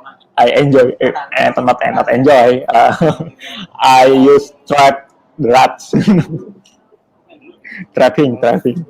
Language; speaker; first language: English; non-native, learner; Indonesian